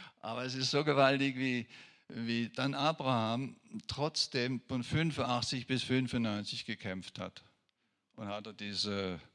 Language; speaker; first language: German; non-native, fluent; French